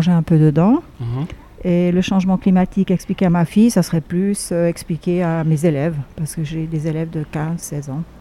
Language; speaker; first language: French; native; French